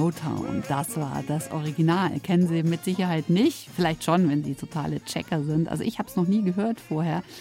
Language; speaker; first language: German; native; German